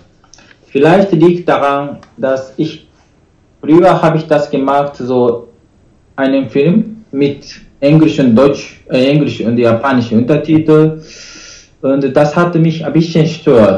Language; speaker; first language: German; non-native, learner; Japanese